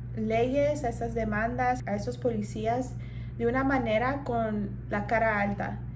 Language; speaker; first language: Spanish; early bilingual, heritage; Spanish